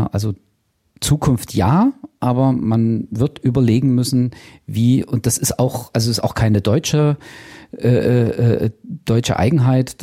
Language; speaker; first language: German; native; German